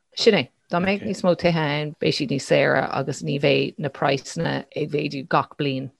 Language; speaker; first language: Irish; non-native, local second language; English